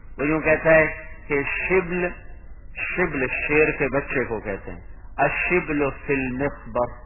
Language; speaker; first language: Urdu; non-native, local second language; Punjabi